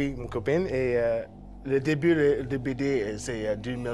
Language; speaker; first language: French; non-native, learner; English